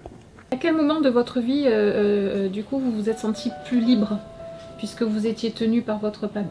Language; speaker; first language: French; native; French